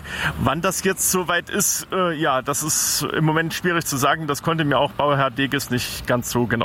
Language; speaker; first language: German; native; German